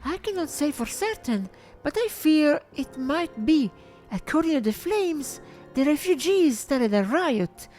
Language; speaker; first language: English; non-native, fluent; Italian